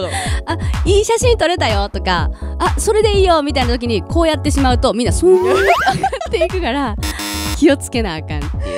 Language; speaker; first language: Japanese; native; Japanese